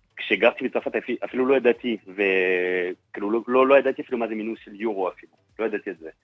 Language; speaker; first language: Hebrew; non-native, fluent; French